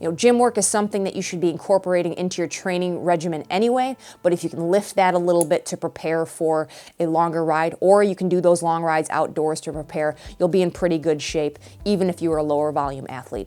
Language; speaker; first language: English; native; English